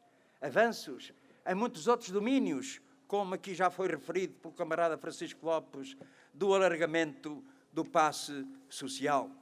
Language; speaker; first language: Portuguese; native; Portuguese